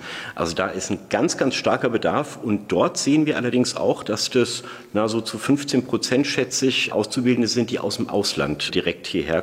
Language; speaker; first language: German; native; German